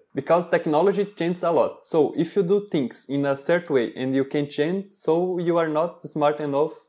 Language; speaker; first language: English; non-native, learner; Portuguese